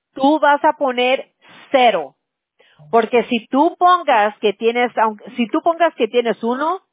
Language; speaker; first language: Spanish; early bilingual, other home language; English